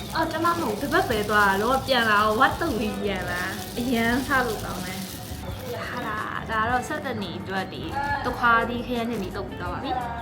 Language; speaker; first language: Burmese; native; Burmese